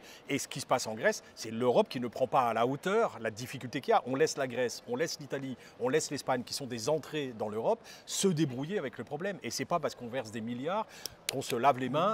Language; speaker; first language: French; native; French